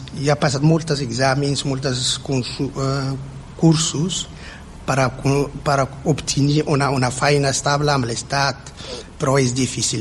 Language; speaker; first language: Catalan; non-native, fluent; Berber languages